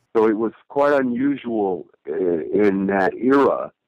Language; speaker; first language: English; native; English